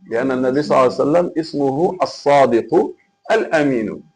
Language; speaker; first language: Arabic; non-native, fluent; Malay